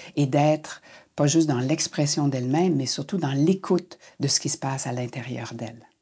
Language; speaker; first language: French; native; French